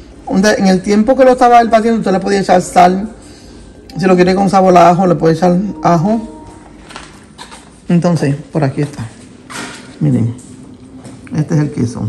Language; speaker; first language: Spanish; native; Spanish